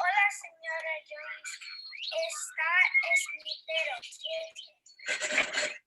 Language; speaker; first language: Spanish; non-native, learner; English